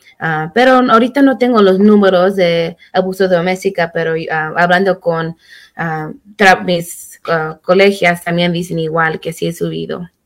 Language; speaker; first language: Spanish; early bilingual, heritage; Spanish